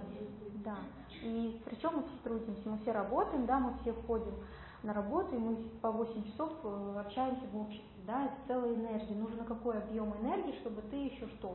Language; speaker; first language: Russian; native; Russian